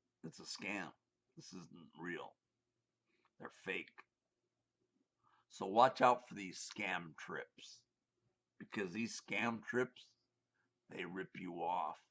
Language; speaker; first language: English; native; English